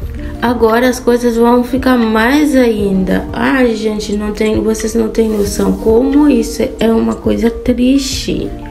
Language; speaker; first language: Portuguese; non-native, fluent; Haitian Creole